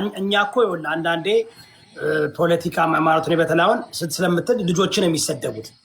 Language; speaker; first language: Amharic; early bilingual, heritage; Amharic